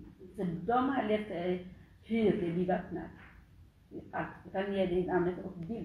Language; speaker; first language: Swedish; non-native, learner; Tigrinya